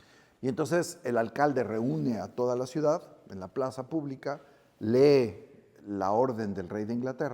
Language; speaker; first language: Spanish; native; Spanish